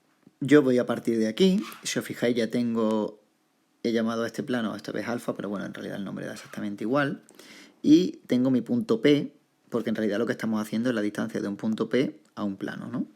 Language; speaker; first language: Spanish; native; Spanish